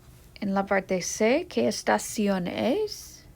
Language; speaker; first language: Spanish; non-native, fluent; English